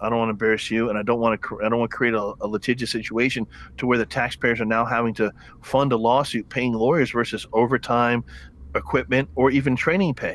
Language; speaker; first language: English; native; English